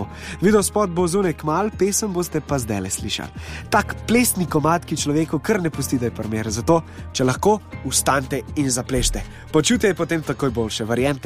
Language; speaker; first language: Slovenian; native; Slovenian